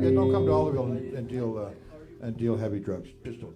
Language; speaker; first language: English; native; English